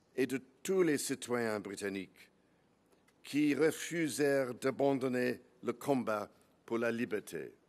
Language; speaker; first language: French; non-native, fluent; English